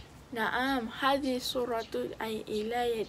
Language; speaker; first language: Arabic; non-native, learner; Malay